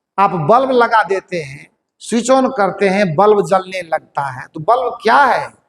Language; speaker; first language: Hindi; native; Hindi